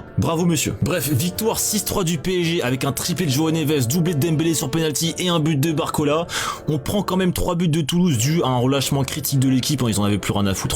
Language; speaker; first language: French; native; French